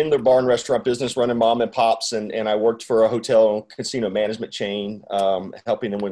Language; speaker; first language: English; native; English